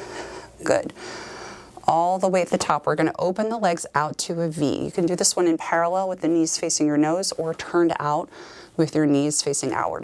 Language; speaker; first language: English; native; English